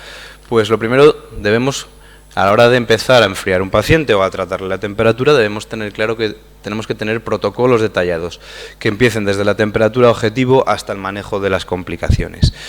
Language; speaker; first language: Spanish; native; Spanish